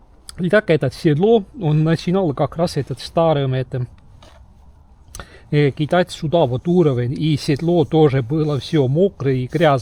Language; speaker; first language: Russian; non-native, local second language; Estonian